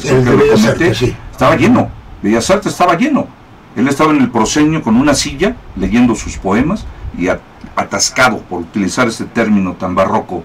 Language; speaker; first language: Spanish; native; Spanish